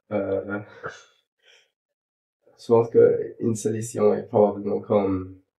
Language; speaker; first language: French; non-native, local second language; English